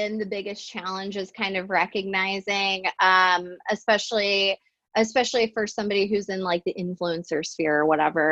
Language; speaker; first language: English; native; English